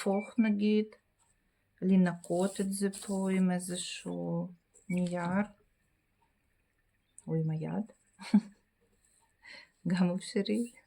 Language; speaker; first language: Hebrew; non-native, fluent; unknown